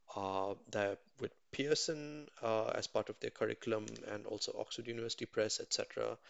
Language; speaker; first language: English; non-native, local second language; Tamil